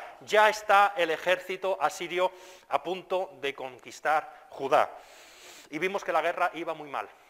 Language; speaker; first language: Spanish; non-native, fluent; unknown